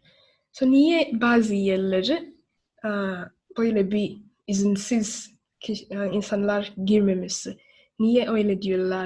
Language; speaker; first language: Turkish; non-native, learner; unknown